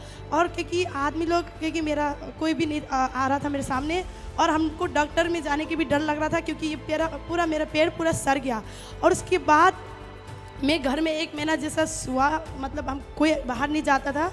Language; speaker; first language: Hindi; non-native, local second language; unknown